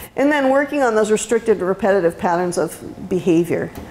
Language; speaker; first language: English; native; English